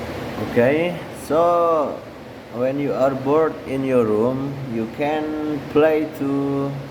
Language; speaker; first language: English; non-native, learner; Indonesian